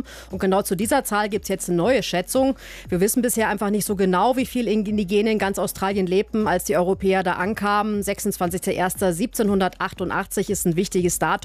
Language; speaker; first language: German; native; German